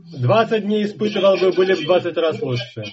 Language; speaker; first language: Russian; native; Russian